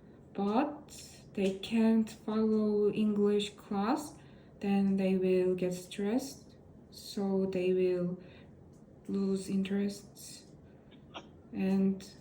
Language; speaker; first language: English; non-native, learner; Korean